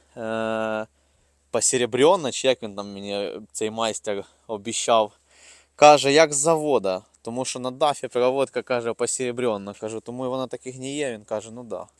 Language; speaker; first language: Ukrainian; non-native, local second language; Russian